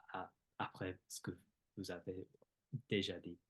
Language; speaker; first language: French; non-native, fluent; English